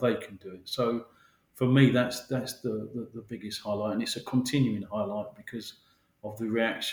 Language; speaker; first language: English; native; English